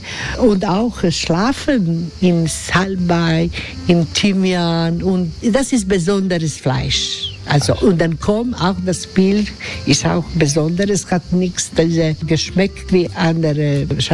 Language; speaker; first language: German; non-native, learner; Croatian